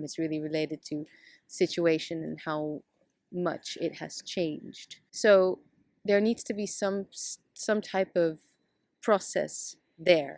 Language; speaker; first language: English; non-native, fluent; Dutch